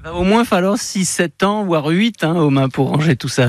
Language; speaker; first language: French; native; French